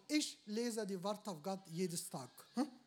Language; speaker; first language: German; non-native, learner; Arabic